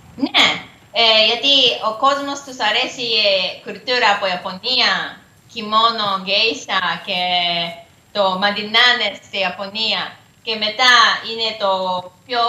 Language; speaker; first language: Greek; non-native, learner; Japanese